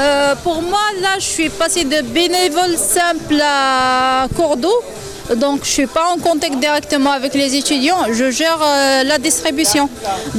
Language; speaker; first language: French; non-native, local second language; Arabic